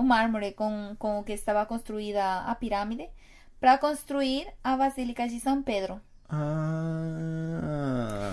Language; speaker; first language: Portuguese; non-native, fluent; Spanish